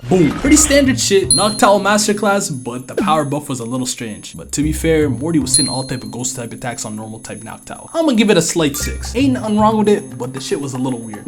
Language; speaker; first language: English; native; English